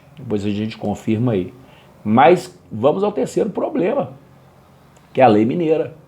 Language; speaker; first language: Portuguese; native; Portuguese